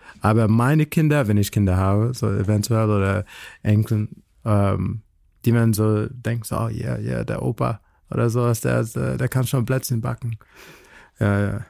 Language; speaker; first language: German; non-native, fluent; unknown